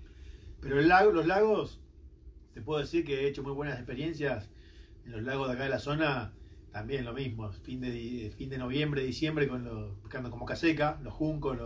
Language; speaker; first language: Spanish; native; Spanish